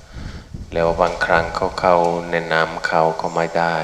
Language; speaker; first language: Thai; non-native, fluent; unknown